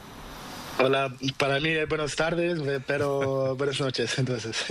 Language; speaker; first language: Spanish; non-native, learner; Portuguese